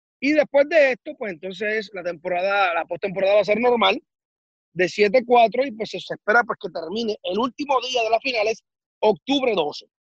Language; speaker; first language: Spanish; native; Spanish